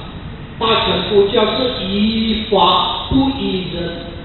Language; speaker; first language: Chinese; early bilingual, heritage; Chinese